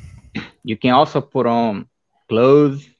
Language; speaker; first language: English; non-native, fluent; Portuguese